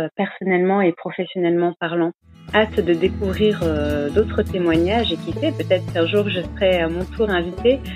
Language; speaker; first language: French; native; French